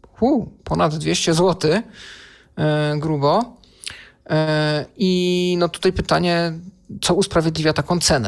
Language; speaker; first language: Polish; native; Polish